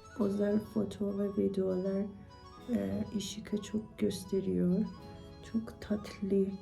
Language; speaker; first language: Turkish; non-native, learner; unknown